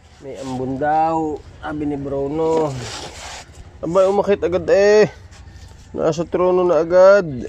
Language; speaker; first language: Filipino; native; Filipino